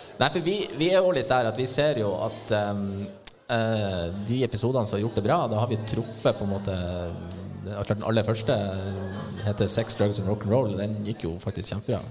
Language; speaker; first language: Norwegian; native; Norwegian